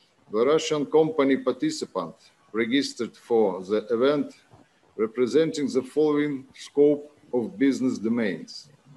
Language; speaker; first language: English; non-native, fluent; Russian